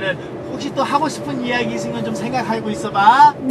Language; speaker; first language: Korean; native; Korean